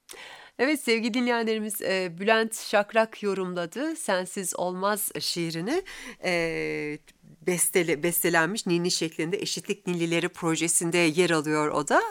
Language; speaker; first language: Turkish; native; Turkish